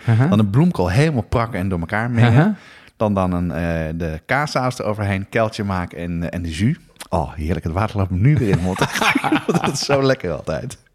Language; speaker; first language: Dutch; native; Dutch